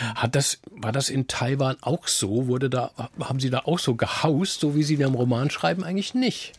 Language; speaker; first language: German; native; German